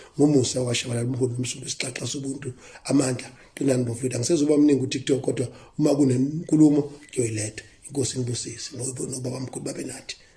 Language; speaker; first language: Zulu; native; Zulu